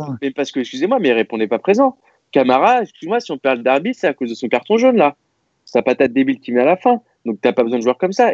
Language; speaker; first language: French; native; French